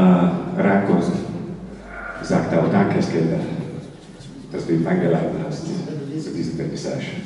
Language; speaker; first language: German; non-native, fluent; Slovenian